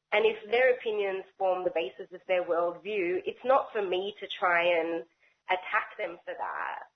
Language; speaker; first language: English; native; English